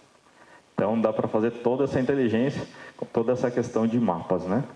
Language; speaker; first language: Portuguese; native; Portuguese